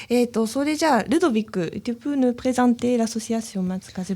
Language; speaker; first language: French; non-native, learner; Japanese